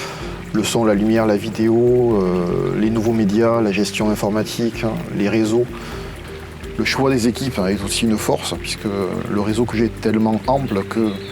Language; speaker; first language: French; native; French